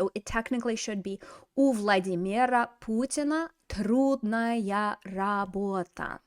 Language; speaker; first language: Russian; non-native, fluent; English